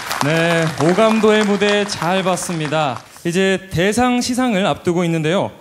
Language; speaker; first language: Korean; native; Korean